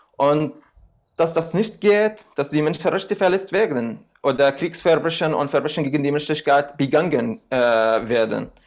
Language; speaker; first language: German; non-native, fluent; Arabic